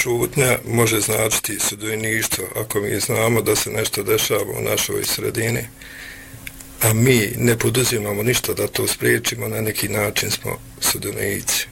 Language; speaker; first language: Bosnian; native; Bosnian